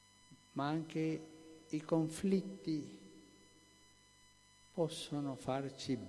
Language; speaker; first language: Italian; early bilingual, heritage; Spanish